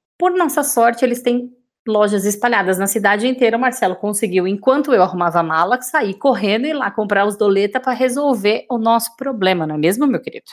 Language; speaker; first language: Portuguese; native; Portuguese